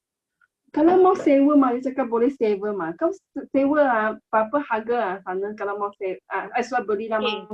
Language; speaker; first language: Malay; non-native, local second language; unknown